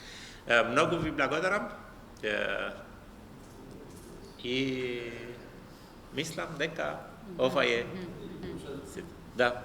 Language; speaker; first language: Macedonian; non-native, learner; Romanian